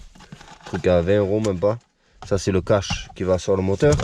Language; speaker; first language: French; native; French